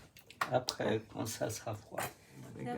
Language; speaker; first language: French; non-native, fluent; Russian